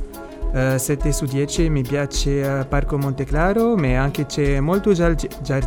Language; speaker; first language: Italian; non-native, learner; Arabic